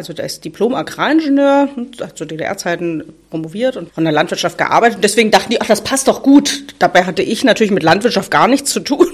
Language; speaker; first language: German; native; German